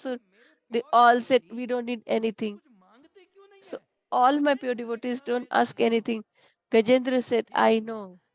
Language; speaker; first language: English; non-native, local second language; Hindi